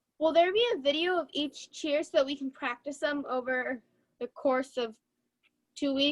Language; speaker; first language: English; native; English